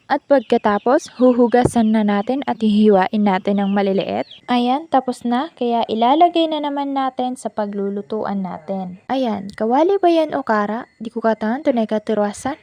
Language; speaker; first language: Filipino; non-native, local second language; Maranao